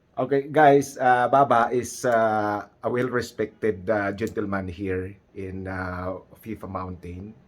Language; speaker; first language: English; non-native, local second language; Filipino